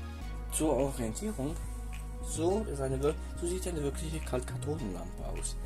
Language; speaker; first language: German; non-native, fluent; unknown